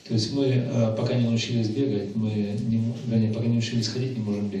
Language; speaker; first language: Russian; native; Russian